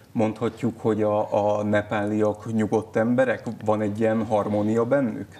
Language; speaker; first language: Hungarian; native; Hungarian